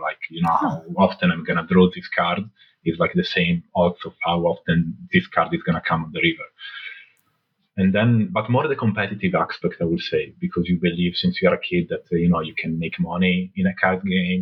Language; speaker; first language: English; non-native, fluent; Italian